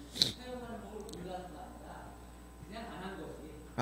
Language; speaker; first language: Korean; native; Korean